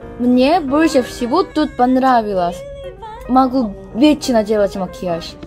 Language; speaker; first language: Russian; non-native, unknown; Korean